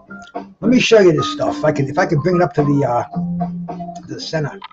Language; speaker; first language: English; native; English